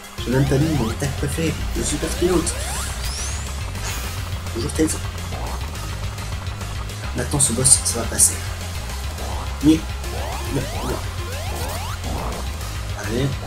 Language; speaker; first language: French; native; French